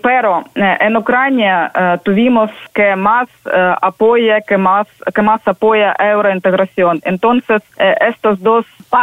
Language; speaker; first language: Spanish; non-native, learner; Ukrainian